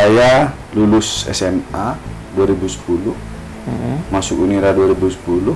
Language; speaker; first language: Indonesian; non-native, local second language; Madurese